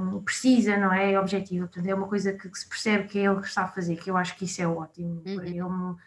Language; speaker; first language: Portuguese; native; Portuguese